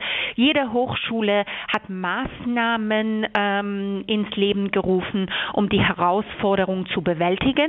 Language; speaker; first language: German; non-native, fluent; Persian